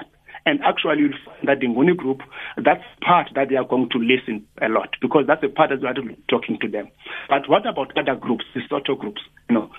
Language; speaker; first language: English; non-native, local second language; Xhosa